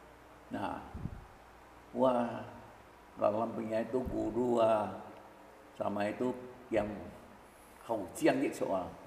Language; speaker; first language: Indonesian; early bilingual, other home language; Min Nan Chinese